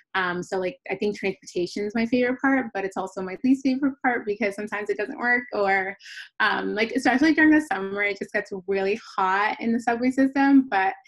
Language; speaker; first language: English; native; English